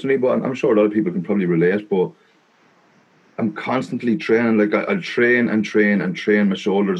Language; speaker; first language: English; native; English